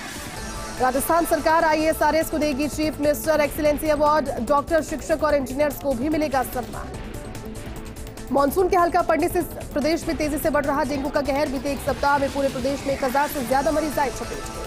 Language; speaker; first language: Hindi; native; Hindi